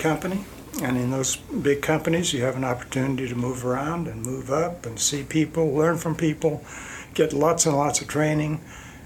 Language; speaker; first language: English; non-native, fluent; Icelandic